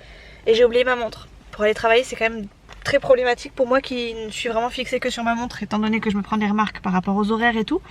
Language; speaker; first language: French; native; French